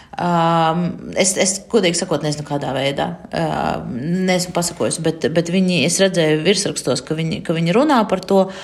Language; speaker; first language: Latvian; non-native, local second language; Russian